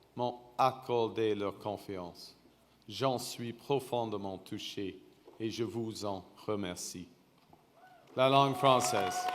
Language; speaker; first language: French; non-native, fluent; English